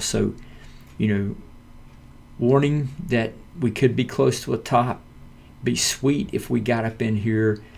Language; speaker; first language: English; native; English